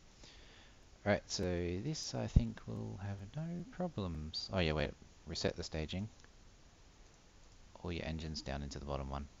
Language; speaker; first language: English; native; English